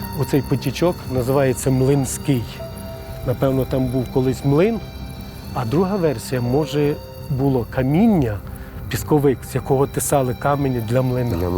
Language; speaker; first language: Ukrainian; native; Ukrainian